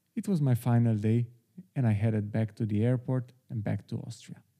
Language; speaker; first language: English; non-native, fluent; Slovenian